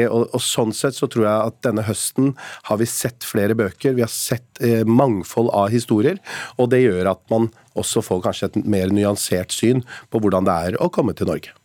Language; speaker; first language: Norwegian; early bilingual, other home language; Punjabi